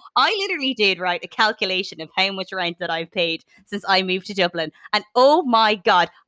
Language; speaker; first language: English; native; English